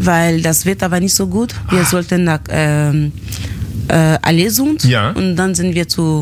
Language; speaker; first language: German; non-native, fluent; French